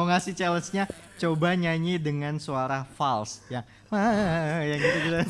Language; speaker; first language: Indonesian; native; Indonesian